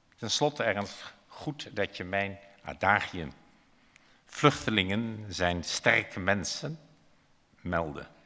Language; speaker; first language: Dutch; native; Dutch